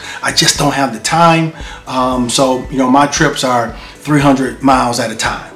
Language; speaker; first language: English; native; English